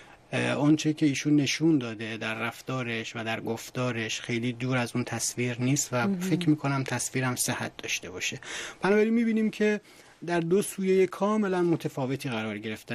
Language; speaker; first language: Persian; native; Persian